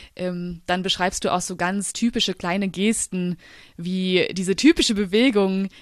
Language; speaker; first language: German; native; German